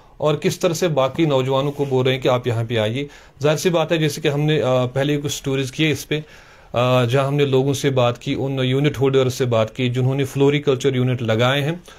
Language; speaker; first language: Hindi; non-native, local second language; Kashmiri